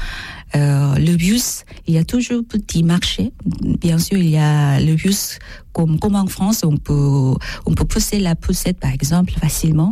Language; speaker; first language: French; non-native, learner; Korean